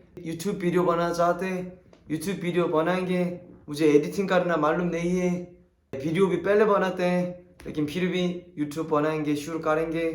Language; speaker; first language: Hindi; non-native, learner; Korean